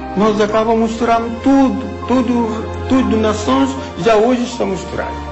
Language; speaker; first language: Portuguese; non-native, local second language; Kabuverdianu